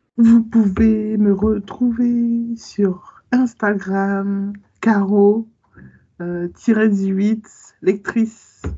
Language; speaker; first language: French; native; French